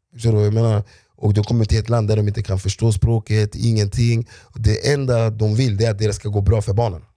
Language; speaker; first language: Swedish; early bilingual, other home language; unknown